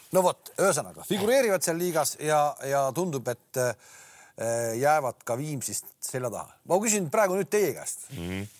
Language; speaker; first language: Estonian; native; Estonian